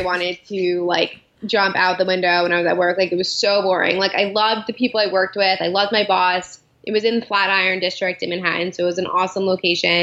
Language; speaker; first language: English; native; English